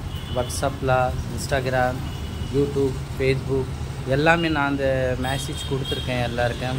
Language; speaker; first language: Tamil; non-native, local second language; Hindi